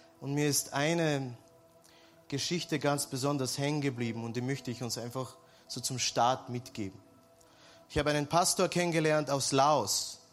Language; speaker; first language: German; early bilingual, other home language; Serbian